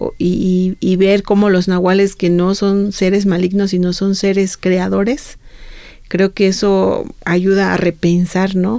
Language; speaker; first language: Spanish; non-native, local second language; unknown